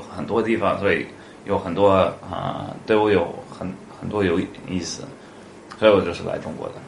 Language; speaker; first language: Chinese; non-native, fluent; English